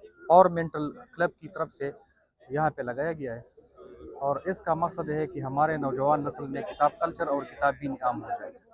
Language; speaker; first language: Hindi; non-native, local second language; Pashto